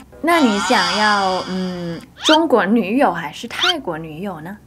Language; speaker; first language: Chinese; non-native, fluent; Thai